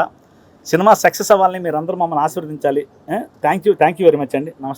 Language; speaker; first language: Telugu; native; Telugu